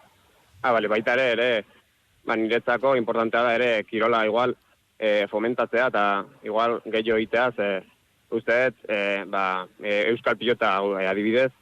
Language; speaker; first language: Basque; non-native, local second language; Spanish